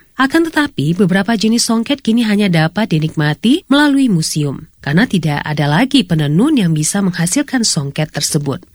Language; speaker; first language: Indonesian; native; Indonesian